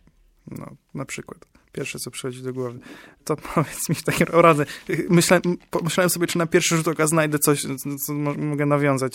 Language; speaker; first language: Polish; native; Polish